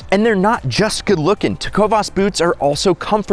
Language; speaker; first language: English; native; English